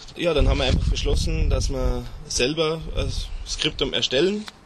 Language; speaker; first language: German; native; German